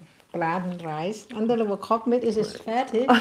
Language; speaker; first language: German; non-native, learner; Thai